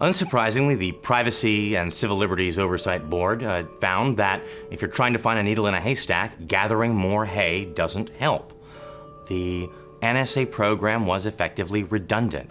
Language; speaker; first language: English; native; English